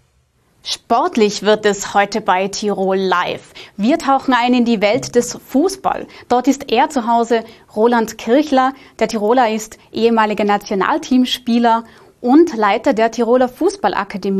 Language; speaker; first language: German; native; German